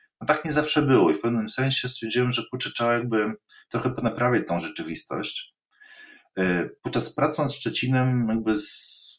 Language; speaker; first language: Polish; native; Polish